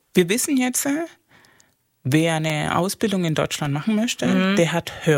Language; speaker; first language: German; early bilingual, other home language; Spanish